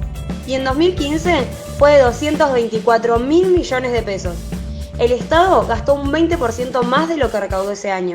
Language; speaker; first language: Spanish; native; Spanish